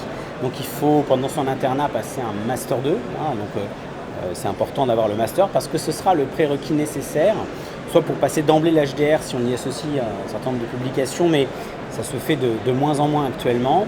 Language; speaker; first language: French; native; French